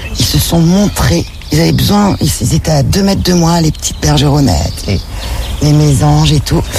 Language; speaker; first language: French; native; French